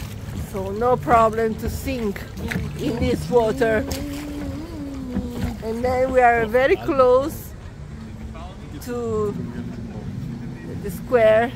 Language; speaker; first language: English; non-native, fluent; Italian